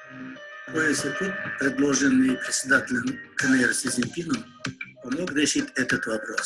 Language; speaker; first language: Russian; non-native, learner; Uzbek